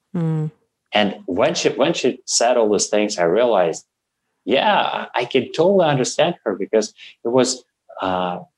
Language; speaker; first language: English; non-native, fluent; Russian